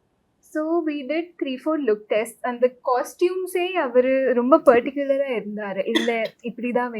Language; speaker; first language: Tamil; non-native, local second language; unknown